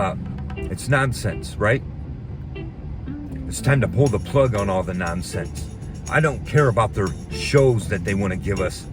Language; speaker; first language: English; native; English